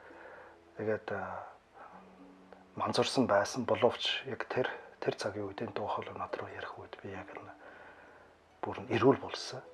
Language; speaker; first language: Mongolian; non-native, fluent; German